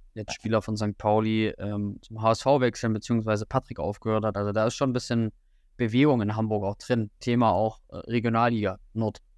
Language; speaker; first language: German; native; German